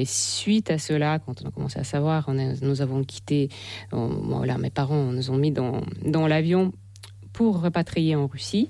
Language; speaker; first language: French; non-native, fluent; Russian